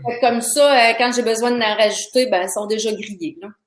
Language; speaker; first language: French; native; French